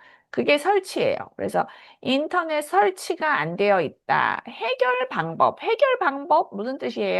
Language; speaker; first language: Korean; native; Korean